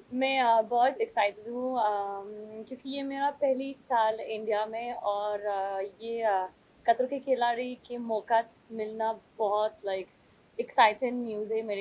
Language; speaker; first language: Hindi; non-native, learner; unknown